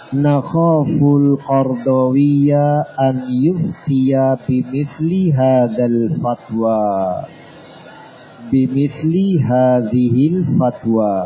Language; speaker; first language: Arabic; non-native, fluent; Indonesian